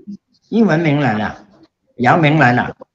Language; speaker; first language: Chinese; non-native, local second language; Cantonese